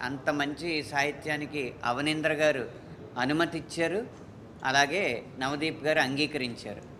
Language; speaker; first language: Telugu; native; Telugu